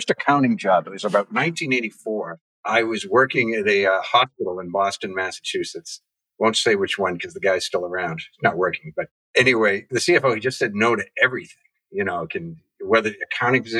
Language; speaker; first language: English; native; English